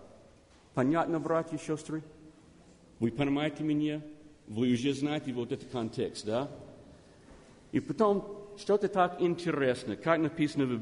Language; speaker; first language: Russian; non-native, learner; English